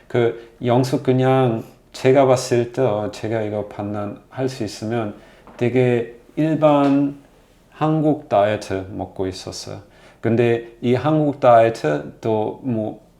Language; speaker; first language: Korean; non-native, learner; German